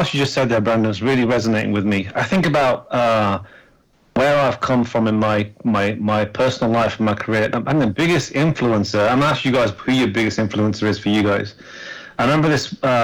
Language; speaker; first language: English; native; English